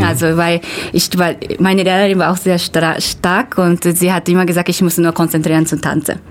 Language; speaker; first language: German; non-native, fluent; Japanese